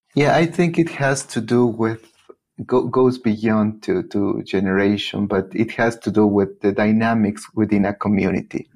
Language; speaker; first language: English; non-native, fluent; Spanish